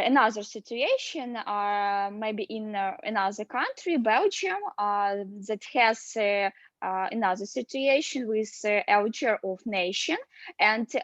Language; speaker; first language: English; non-native, learner; Russian